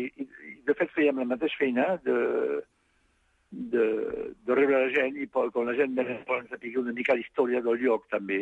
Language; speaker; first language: Catalan; non-native, fluent; French